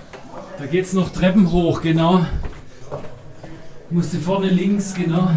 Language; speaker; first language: German; native; German